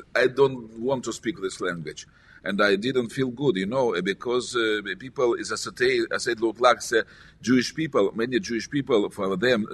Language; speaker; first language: English; non-native, learner; Russian